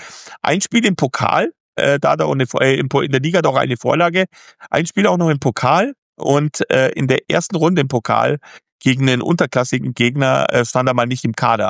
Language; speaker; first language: German; native; German